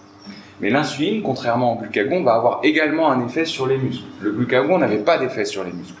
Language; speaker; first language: French; native; French